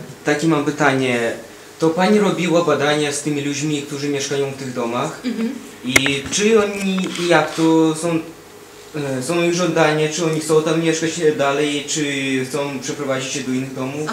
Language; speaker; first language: Polish; non-native, fluent; Russian